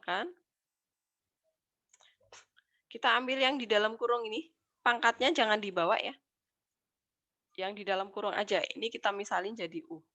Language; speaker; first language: Indonesian; native; Indonesian